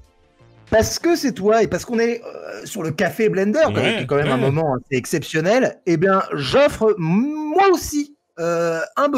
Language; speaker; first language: French; native; French